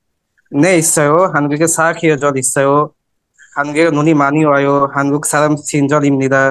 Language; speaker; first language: Korean; non-native, learner; Bangla